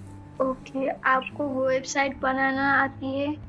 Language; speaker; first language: Hindi; non-native, local second language; Gujarati